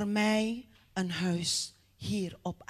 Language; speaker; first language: Dutch; non-native, fluent; Indonesian